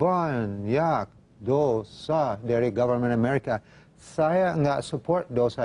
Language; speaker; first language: Indonesian; non-native, fluent; English